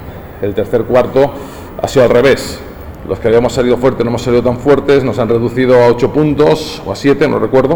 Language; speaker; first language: Spanish; native; Spanish